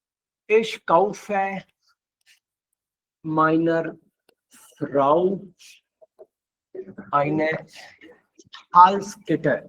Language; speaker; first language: German; non-native, fluent; Hindi